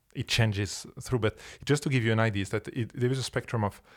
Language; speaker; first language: English; non-native, fluent; French